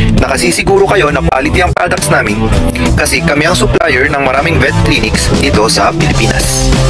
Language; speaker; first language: Filipino; native; Filipino